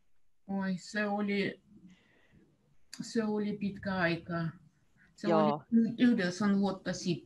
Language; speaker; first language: Finnish; non-native, learner; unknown